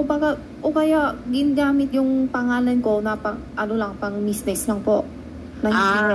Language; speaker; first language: Filipino; non-native, learner; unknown